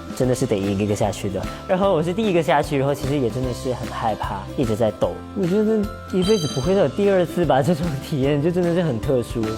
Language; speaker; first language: Chinese; early bilingual, heritage; Chinese